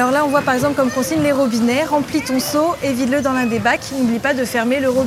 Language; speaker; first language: French; native; French